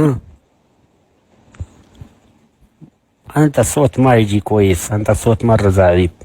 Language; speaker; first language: Arabic; non-native, learner; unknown